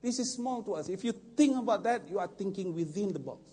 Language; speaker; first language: English; non-native, local second language; Malay